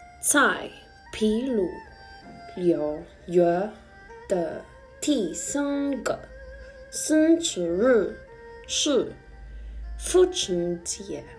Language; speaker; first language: Chinese; non-native, learner; Spanish